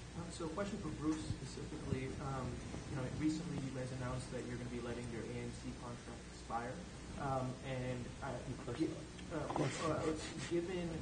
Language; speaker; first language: English; non-native, fluent; Spanish